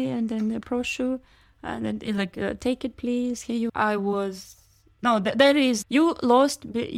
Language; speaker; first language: English; non-native, fluent; Ukrainian